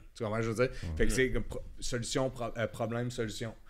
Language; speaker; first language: French; native; French